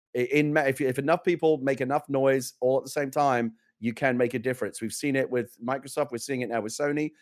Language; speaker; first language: English; native; English